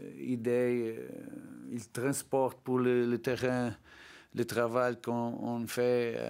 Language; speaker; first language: French; non-native, learner; Portuguese